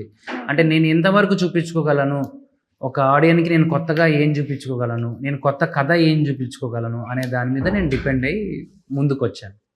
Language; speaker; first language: Telugu; native; Telugu